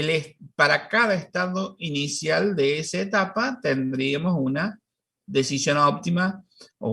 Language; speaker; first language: Spanish; native; Spanish